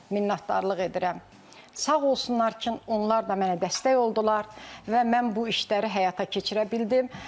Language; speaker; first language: Azerbaijani; native; Azerbaijani